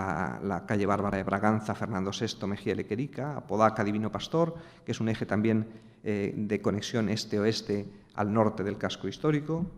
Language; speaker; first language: Spanish; native; Spanish